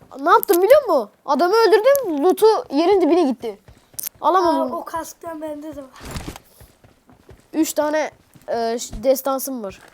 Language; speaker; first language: Turkish; native; Turkish